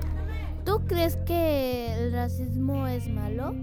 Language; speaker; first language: Spanish; early bilingual, other home language; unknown